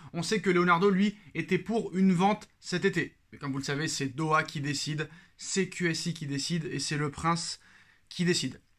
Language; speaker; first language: French; native; French